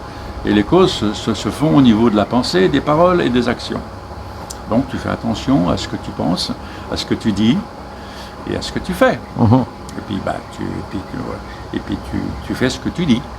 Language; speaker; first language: French; native; French